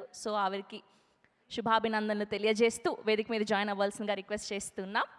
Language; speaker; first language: Telugu; native; Telugu